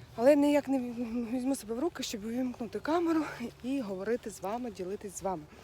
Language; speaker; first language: Ukrainian; non-native, local second language; Russian